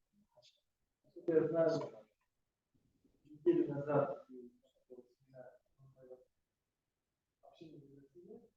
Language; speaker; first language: Russian; non-native, learner; Spanish